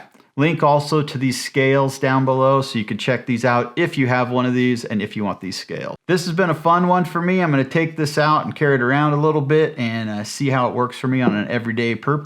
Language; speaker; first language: English; native; English